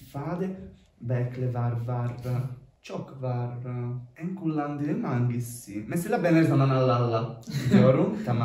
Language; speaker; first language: Turkish; non-native, learner; Italian